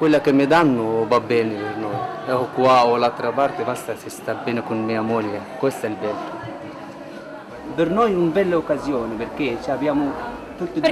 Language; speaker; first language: Italian; non-native, learner; Arabic